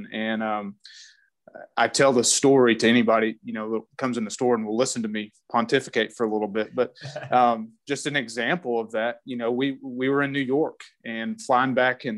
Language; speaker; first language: English; native; English